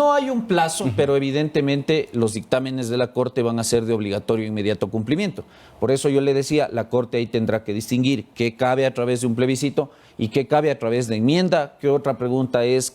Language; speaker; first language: Spanish; native; Spanish